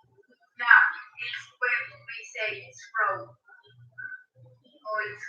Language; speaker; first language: English; non-native, learner; Spanish